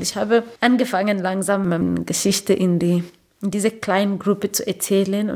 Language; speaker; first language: German; non-native, learner; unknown